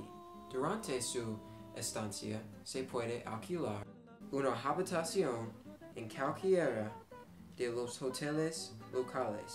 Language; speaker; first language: Spanish; non-native, learner; English